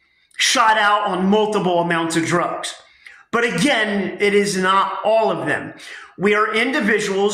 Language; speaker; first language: English; native; English